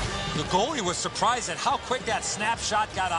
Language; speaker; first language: English; native; English